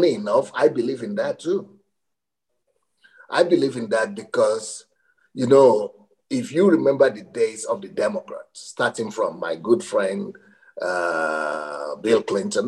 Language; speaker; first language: English; non-native, local second language; Yoruba